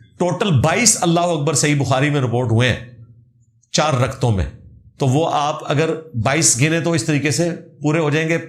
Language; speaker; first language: Urdu; non-native, local second language; Punjabi